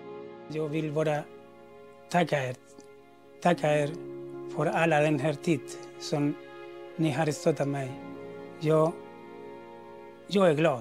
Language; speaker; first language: Swedish; non-native, fluent; Spanish